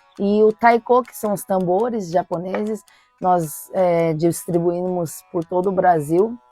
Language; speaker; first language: Portuguese; native; Portuguese